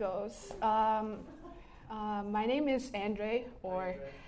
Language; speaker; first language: English; early bilingual, other home language; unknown